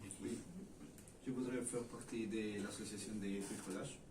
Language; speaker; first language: French; non-native, learner; Spanish